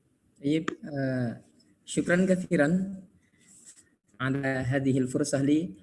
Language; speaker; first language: Arabic; non-native, learner; Indonesian